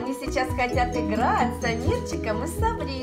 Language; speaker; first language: Russian; native; Russian